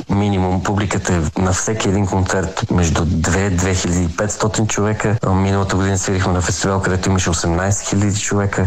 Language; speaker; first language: Bulgarian; native; Bulgarian